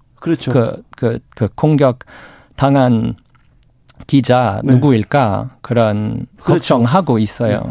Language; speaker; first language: Korean; non-native, learner; English